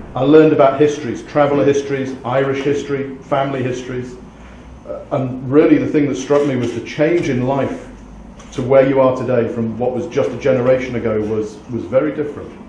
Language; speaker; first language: English; native; English